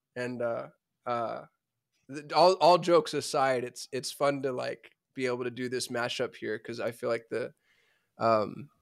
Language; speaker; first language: English; early bilingual, other home language; Urdu